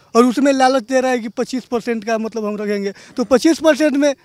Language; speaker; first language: Hindi; native; Hindi